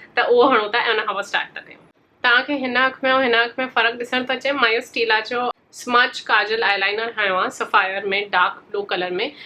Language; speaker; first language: Sindhi; early bilingual, heritage; Sindhi